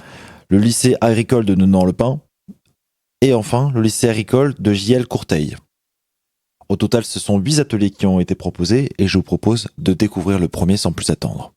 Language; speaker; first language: French; native; French